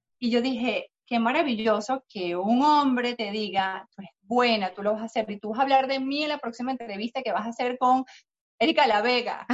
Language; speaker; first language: Spanish; native; Spanish